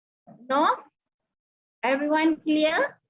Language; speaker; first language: English; non-native, local second language; Malay